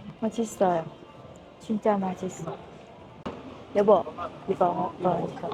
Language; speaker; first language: Korean; non-native, learner; Thai